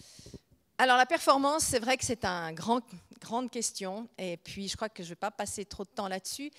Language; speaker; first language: French; native; French